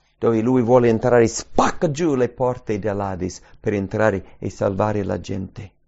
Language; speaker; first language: Italian; early bilingual, heritage; English